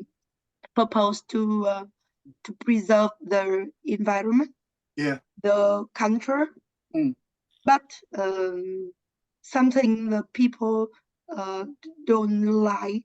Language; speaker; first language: English; non-native, learner; Vietnamese